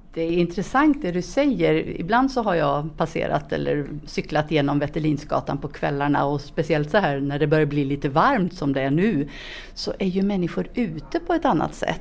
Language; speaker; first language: Swedish; native; Swedish